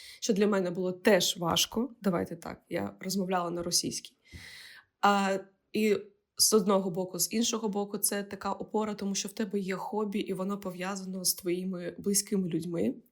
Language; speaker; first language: Ukrainian; non-native, local second language; Russian